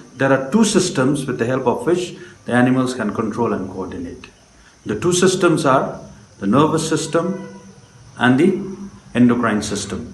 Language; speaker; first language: English; non-native, local second language; Nepali